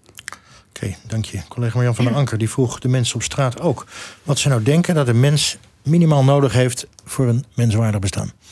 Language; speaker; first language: Dutch; native; Dutch